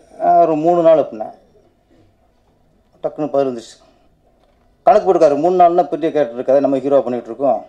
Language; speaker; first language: Tamil; native; Tamil